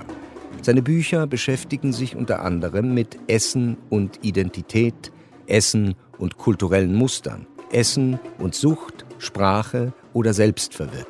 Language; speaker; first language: German; native; German